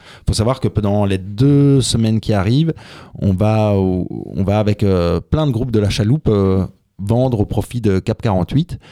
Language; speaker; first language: French; native; French